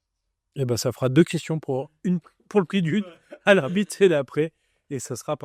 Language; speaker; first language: French; native; French